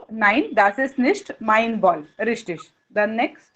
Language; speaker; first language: German; non-native, fluent; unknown